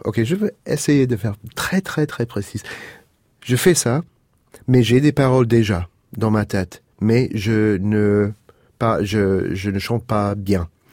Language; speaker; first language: French; non-native, fluent; English